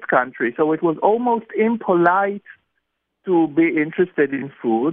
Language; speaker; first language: English; non-native, fluent; Hebrew